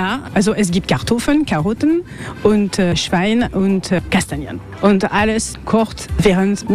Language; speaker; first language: German; non-native, learner; French